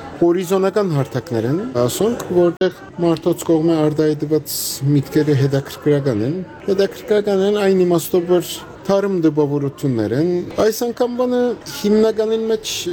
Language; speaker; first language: Armenian; native; Armenian